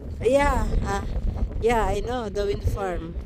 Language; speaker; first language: English; non-native, learner; Filipino